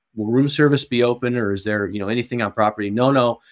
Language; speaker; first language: English; native; English